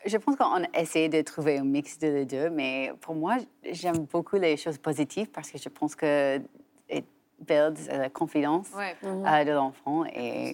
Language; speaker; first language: French; non-native, learner; English